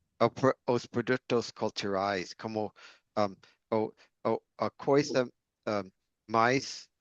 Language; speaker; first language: Portuguese; non-native, learner; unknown